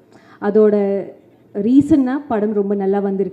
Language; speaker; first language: Tamil; non-native, fluent; Malayalam